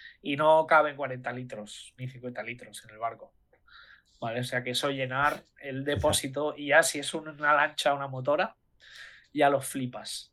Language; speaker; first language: Spanish; native; Spanish